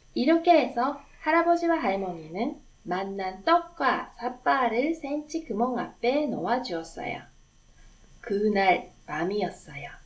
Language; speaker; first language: Korean; non-native, fluent; Japanese